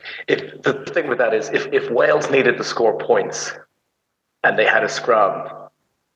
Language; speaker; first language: English; native; English